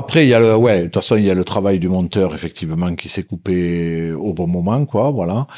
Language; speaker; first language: French; native; French